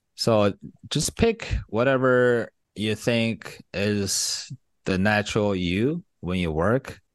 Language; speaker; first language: English; non-native, fluent; Chinese